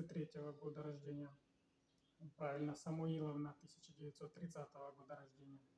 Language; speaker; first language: Russian; native; Russian